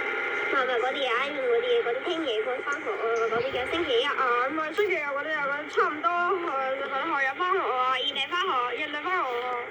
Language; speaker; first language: Cantonese; early bilingual, heritage; Cantonese